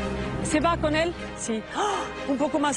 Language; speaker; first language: Spanish; non-native, learner; French